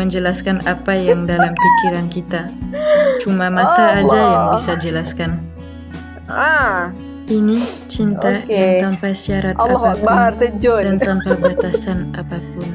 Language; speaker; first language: Indonesian; non-native, fluent; French